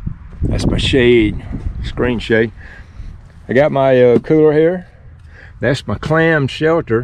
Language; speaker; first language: English; native; English